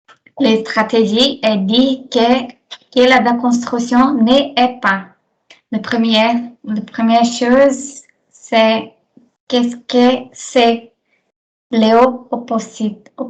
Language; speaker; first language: French; non-native, learner; Portuguese